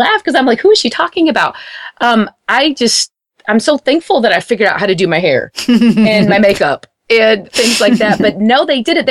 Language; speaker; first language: English; native; English